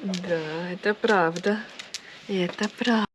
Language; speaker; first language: Russian; native; Russian